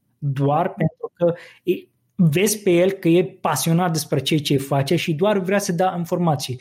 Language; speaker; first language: Romanian; non-native, fluent; Arabic